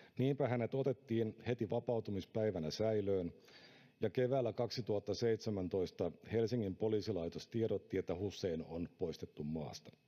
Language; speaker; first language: Finnish; native; Finnish